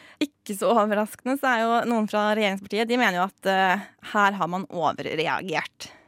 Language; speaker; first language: Norwegian; native; Norwegian